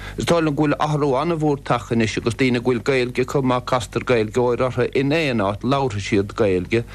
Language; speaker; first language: Irish; native; Irish